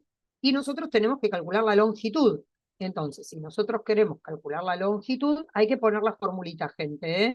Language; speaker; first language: Spanish; native; Spanish